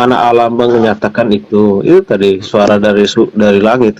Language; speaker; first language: Indonesian; non-native, learner; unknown